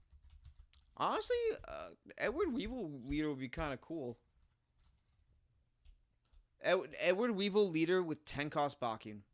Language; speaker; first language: English; native; English